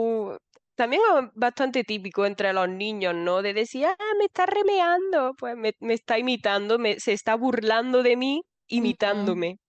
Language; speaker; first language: Spanish; native; Spanish